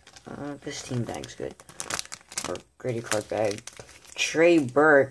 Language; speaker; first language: English; native; English